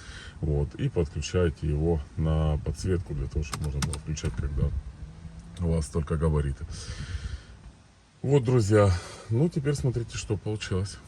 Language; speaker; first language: Russian; native; Russian